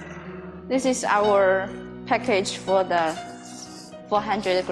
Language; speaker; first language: English; non-native, learner; Chinese